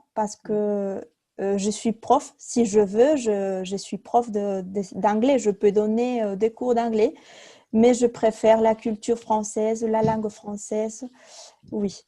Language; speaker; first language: French; non-native, fluent; Spanish